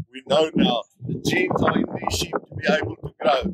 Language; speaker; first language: English; non-native, local second language; Afrikaans